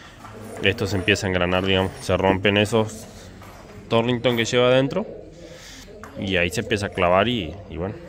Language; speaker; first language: Spanish; native; Spanish